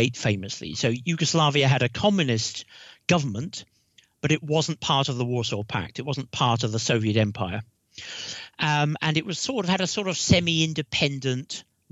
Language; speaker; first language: English; native; English